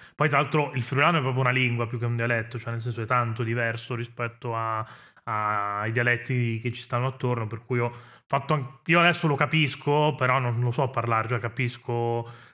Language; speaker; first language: Italian; native; Italian